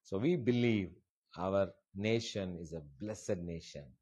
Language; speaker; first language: English; non-native, local second language; Tamil